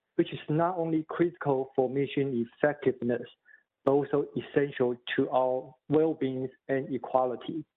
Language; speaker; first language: English; non-native, fluent; Chinese